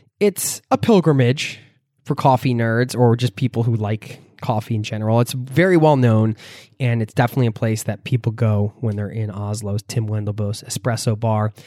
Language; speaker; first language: English; native; English